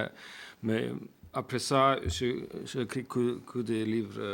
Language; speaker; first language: French; non-native, fluent; Icelandic